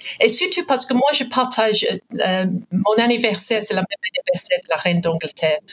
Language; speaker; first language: French; non-native, fluent; English